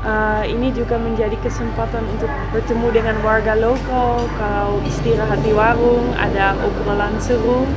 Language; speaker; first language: Indonesian; non-native, fluent; Dutch